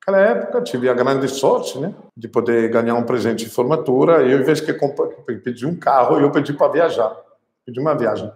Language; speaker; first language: Portuguese; non-native, fluent; Italian